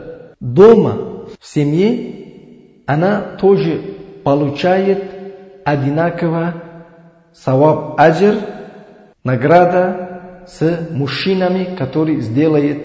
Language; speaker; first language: Russian; non-native, learner; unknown